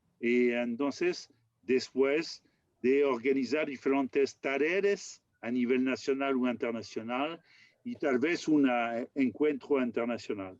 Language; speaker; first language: Spanish; non-native, fluent; French